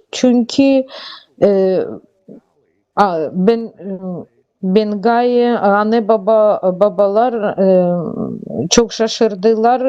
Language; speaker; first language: Turkish; non-native, learner; Russian